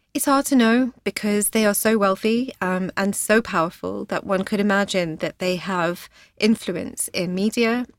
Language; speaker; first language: English; native; English